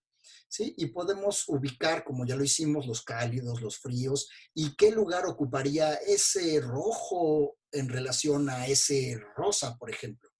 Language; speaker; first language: Spanish; native; Spanish